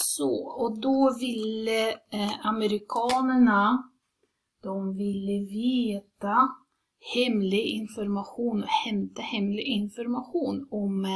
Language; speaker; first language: Swedish; non-native, fluent; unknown